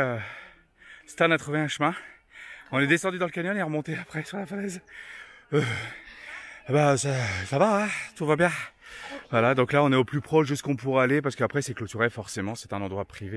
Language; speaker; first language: French; native; French